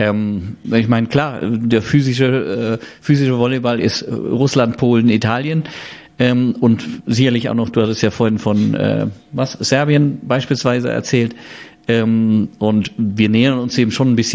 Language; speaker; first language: German; native; German